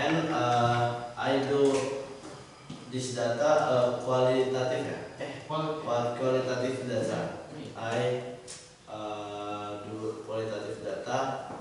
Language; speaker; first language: English; non-native, learner; Indonesian